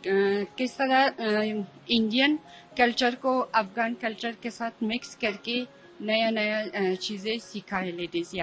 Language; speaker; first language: Hindi; non-native, fluent; Persian